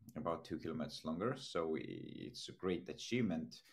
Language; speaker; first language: English; non-native, fluent; Estonian